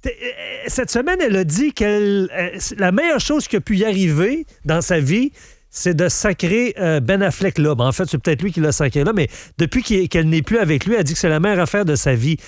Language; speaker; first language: French; native; French